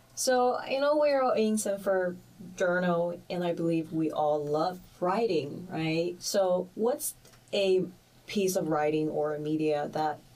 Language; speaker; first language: English; early bilingual, other home language; Chinese